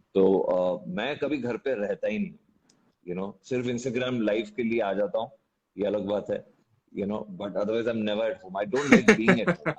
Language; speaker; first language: Hindi; native; Hindi